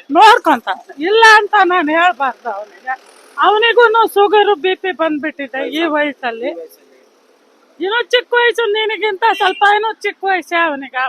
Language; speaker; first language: Kannada; non-native, local second language; Lambadi